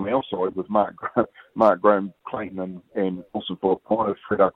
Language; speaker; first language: English; native; English